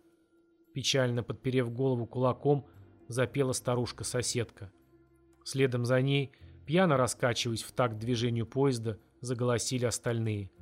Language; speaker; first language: Russian; native; Russian